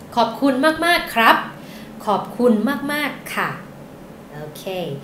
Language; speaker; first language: Thai; native; Thai